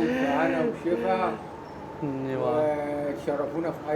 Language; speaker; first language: Arabic; native; Arabic